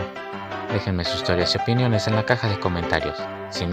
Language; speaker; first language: Spanish; native; Spanish